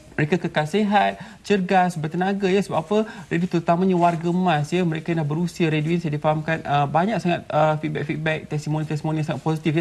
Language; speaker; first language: Malay; native; Malay